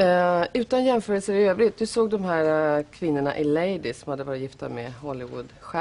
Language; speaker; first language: Swedish; native; Swedish